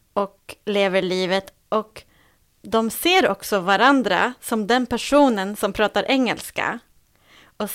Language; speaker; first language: Swedish; native; Swedish